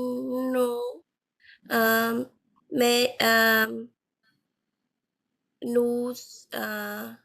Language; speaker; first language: French; non-native, learner; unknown